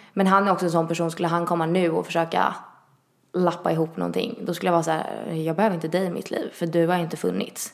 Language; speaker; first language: Swedish; early bilingual, other home language; Italian